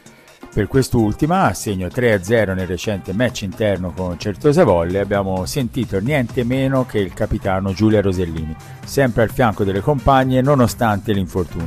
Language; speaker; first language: Italian; native; Italian